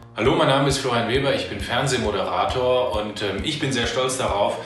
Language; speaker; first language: German; native; German